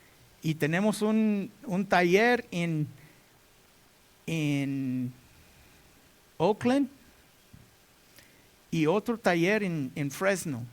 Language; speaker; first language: Spanish; non-native, learner; English